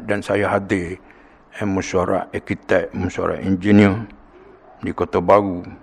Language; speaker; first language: Malay; native; Malay